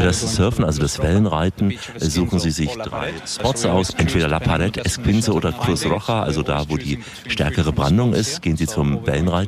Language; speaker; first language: German; native; German